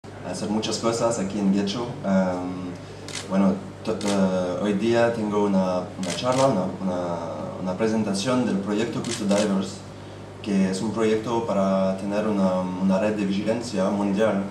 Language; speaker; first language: Spanish; non-native, fluent; French